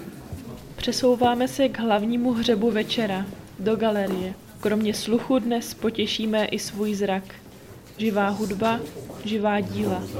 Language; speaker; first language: Czech; native; Czech